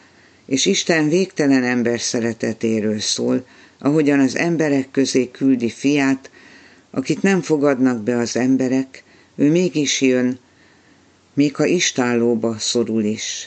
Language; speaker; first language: Hungarian; native; Hungarian